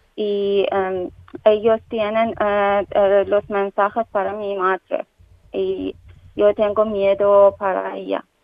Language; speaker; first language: Spanish; non-native, learner; Persian